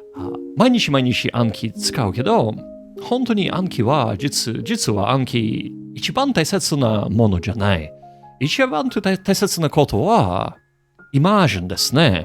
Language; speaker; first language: Japanese; non-native, learner; English